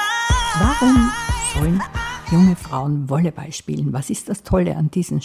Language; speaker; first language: German; native; German